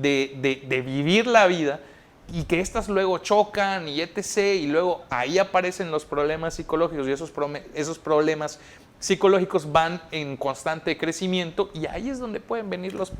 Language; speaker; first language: Spanish; native; Spanish